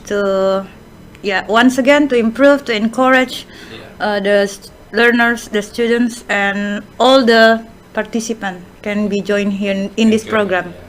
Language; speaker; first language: English; non-native, fluent; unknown